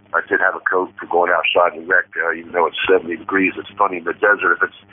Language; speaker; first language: English; native; English